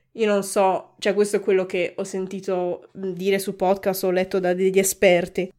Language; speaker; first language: Italian; native; Italian